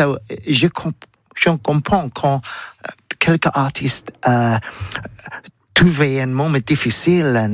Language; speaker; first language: French; non-native, learner; English